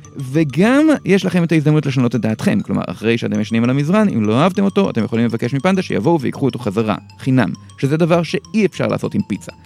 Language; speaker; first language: Hebrew; native; Hebrew